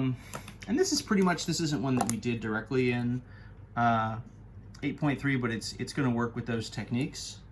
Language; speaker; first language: English; native; English